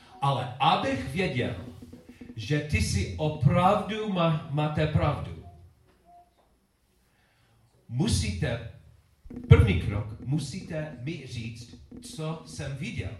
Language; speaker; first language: Czech; non-native, learner; English